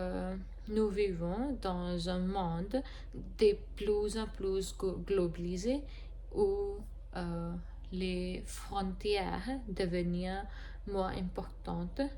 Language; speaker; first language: French; non-native, learner; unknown